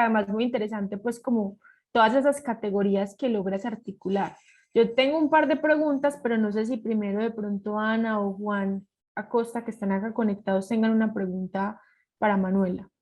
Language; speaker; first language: Spanish; native; Spanish